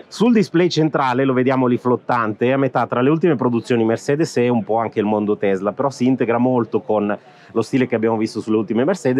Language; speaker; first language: Italian; native; Italian